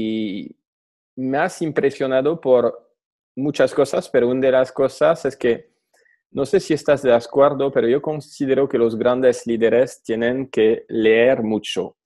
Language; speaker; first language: Spanish; non-native, fluent; French